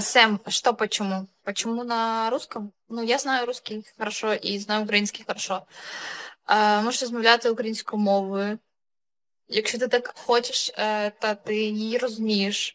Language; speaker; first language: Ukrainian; non-native, local second language; Russian